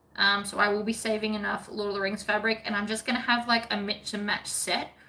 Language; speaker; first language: English; native; English